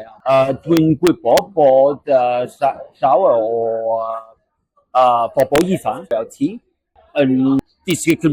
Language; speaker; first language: Welsh; non-native, learner; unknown